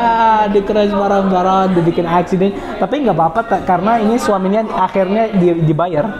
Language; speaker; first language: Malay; non-native, learner; Arabic